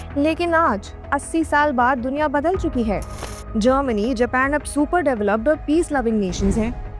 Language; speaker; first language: Hindi; native; Hindi